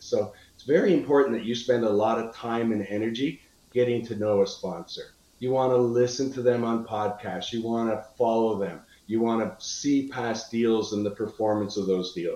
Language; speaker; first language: English; native; English